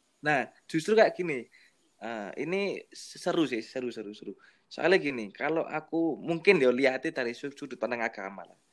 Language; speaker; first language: Indonesian; native; Indonesian